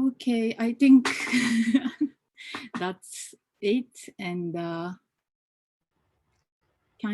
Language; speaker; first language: English; non-native, fluent; Japanese